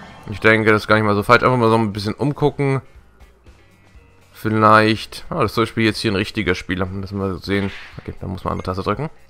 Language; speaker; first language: German; native; German